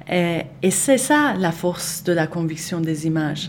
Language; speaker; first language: French; non-native, fluent; Persian